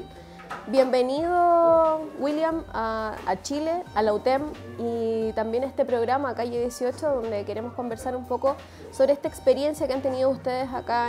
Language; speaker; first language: Spanish; native; Spanish